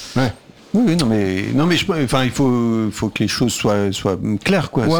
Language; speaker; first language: French; native; French